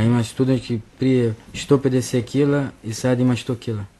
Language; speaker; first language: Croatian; non-native, learner; Portuguese